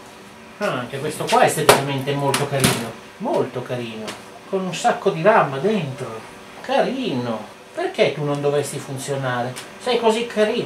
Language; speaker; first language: Italian; native; Italian